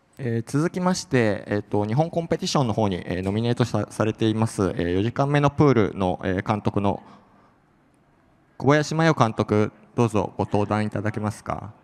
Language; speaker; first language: Japanese; native; Japanese